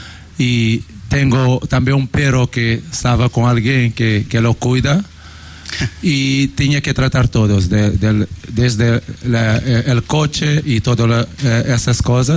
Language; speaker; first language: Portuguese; non-native, local second language; Kabuverdianu